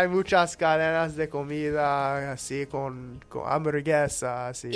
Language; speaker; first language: Spanish; non-native, learner; English